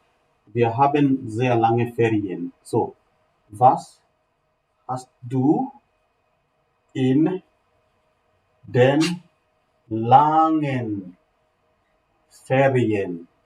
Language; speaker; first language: German; non-native, fluent; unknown